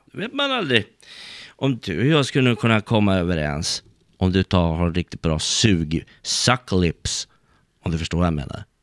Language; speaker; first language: Swedish; native; Swedish